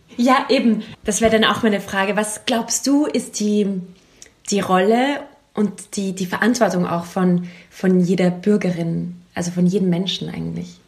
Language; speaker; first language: German; native; German